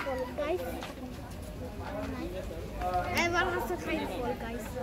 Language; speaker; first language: German; non-native, learner; Bangla